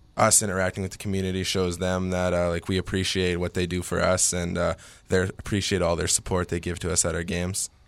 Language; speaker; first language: English; native; English